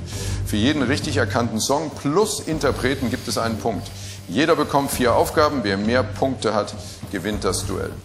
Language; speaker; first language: German; native; German